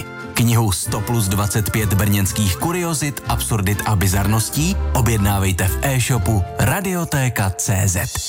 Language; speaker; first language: Czech; native; Czech